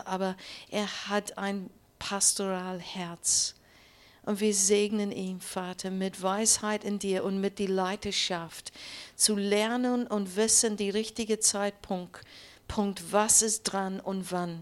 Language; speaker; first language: German; non-native, learner; English